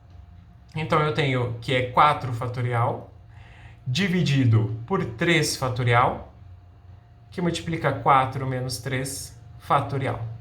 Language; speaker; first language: Portuguese; native; Portuguese